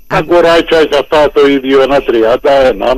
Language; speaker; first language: Greek; native; Greek